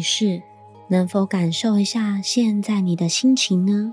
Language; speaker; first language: Chinese; native; Chinese